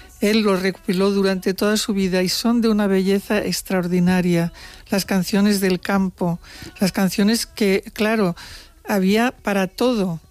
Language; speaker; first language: Spanish; non-native, local second language; Catalan